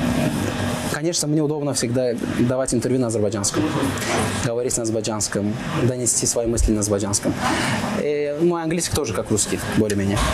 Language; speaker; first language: Russian; non-native, fluent; Azerbaijani